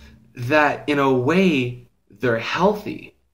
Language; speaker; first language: English; native; English